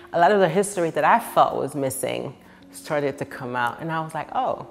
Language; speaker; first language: English; early bilingual, other home language; Haitian Creole